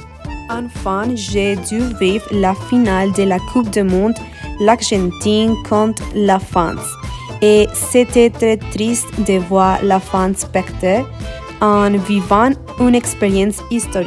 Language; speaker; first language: French; non-native, learner; Spanish